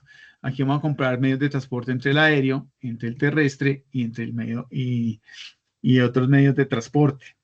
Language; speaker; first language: Spanish; native; Spanish